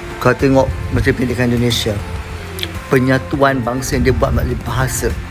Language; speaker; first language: Malay; native; Malay